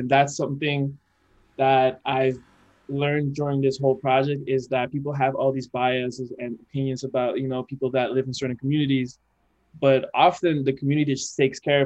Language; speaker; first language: English; non-native, fluent; Dutch